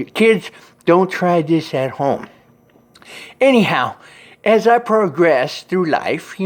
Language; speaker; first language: English; native; English